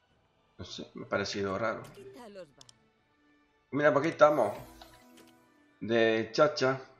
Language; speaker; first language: Spanish; native; Spanish